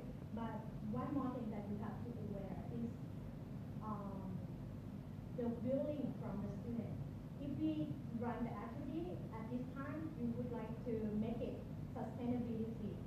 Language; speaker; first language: English; non-native, fluent; Thai